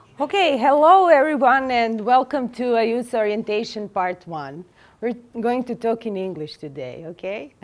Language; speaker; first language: English; non-native, fluent; Serbian